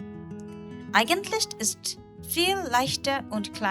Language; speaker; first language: German; non-native, learner; Bangla